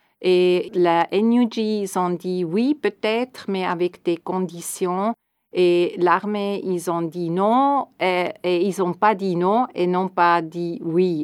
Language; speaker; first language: French; non-native, fluent; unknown